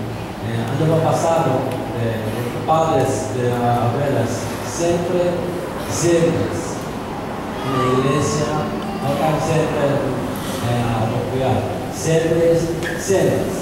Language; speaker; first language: Spanish; non-native, learner; Korean